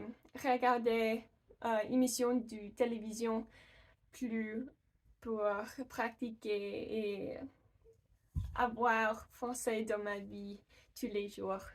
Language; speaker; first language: French; non-native, learner; English